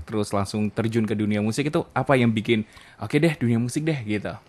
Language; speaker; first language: Indonesian; native; Indonesian